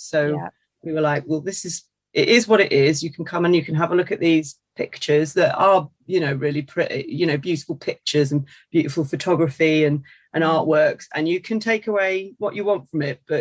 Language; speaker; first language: English; native; English